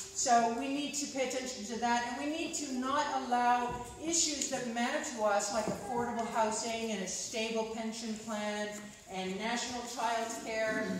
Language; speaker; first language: English; native; English